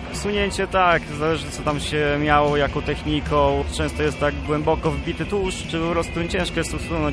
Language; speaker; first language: Polish; native; Polish